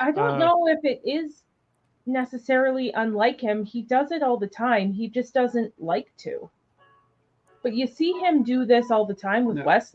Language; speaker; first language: English; native; English